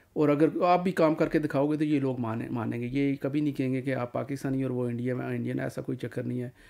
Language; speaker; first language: Urdu; non-native, local second language; Punjabi